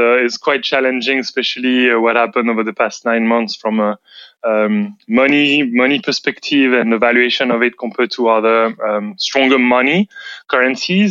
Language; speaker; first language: English; non-native, fluent; French